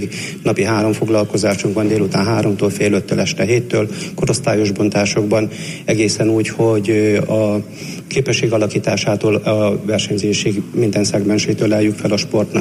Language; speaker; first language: Hungarian; native; Hungarian